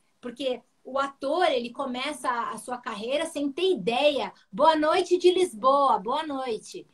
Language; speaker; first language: Portuguese; early bilingual, heritage; Portuguese